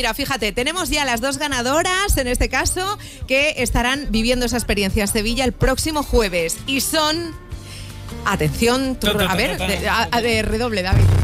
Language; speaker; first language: Spanish; native; Spanish